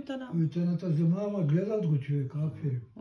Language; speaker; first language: Bulgarian; non-native, local second language; Turkish